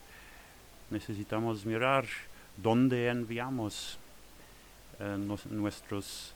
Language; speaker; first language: Spanish; non-native, learner; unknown